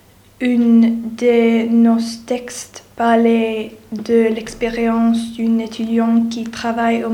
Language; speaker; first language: French; non-native, learner; English